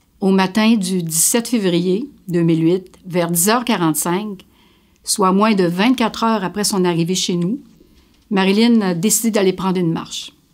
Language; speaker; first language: French; native; French